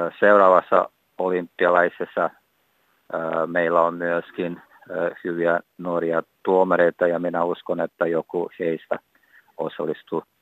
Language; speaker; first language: Finnish; non-native, fluent; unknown